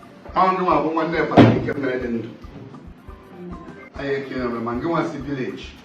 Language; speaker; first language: English; non-native, local second language; Igbo